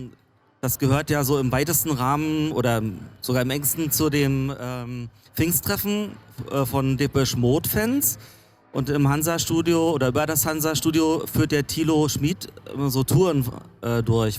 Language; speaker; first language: German; native; German